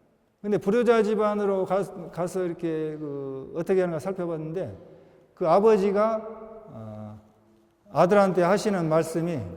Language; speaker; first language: Korean; native; Korean